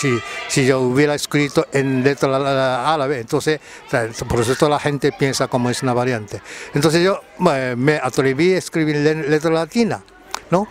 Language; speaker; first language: Spanish; non-native, fluent; Japanese